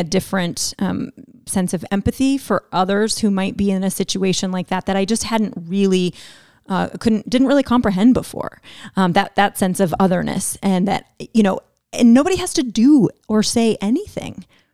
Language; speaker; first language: English; native; English